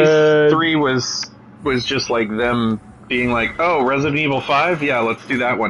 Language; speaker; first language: English; native; English